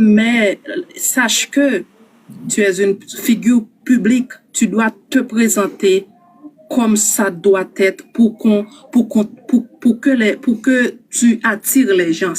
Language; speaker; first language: French; non-native, local second language; Haitian Creole